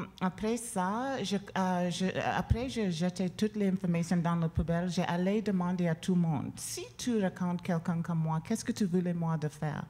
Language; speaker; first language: French; non-native, learner; English